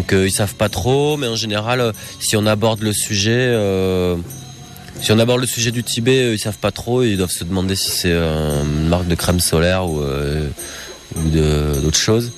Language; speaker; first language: French; native; French